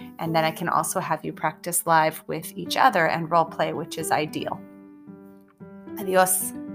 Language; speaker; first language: English; native; English